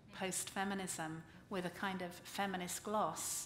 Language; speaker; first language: English; native; English